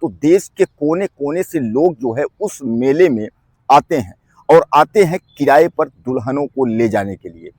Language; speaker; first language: Hindi; native; Hindi